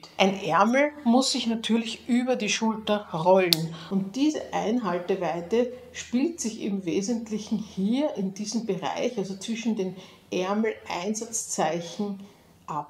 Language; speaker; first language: German; native; German